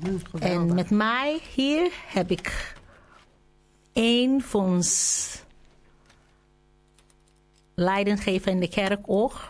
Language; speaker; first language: Dutch; non-native, learner; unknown